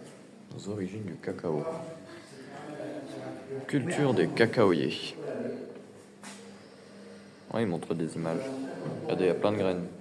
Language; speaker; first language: French; native; French